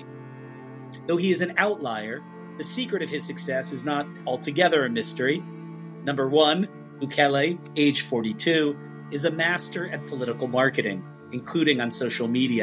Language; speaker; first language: English; native; English